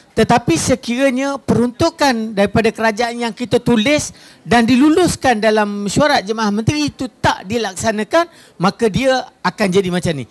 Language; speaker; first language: Malay; native; Malay